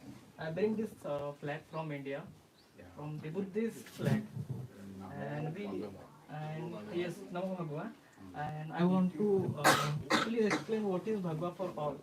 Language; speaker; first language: English; non-native, learner; Marathi